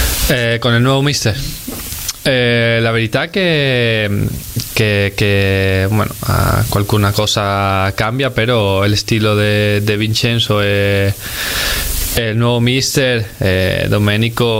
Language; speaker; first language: Italian; non-native, fluent; Spanish